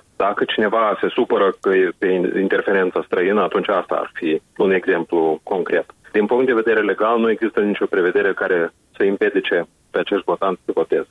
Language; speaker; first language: Romanian; native; Romanian